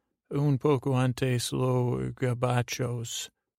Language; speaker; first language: Spanish; non-native, learner; English